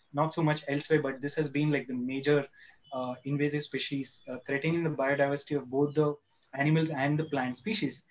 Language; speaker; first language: English; non-native, local second language; Kannada